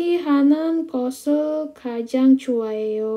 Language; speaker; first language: Korean; non-native, fluent; Indonesian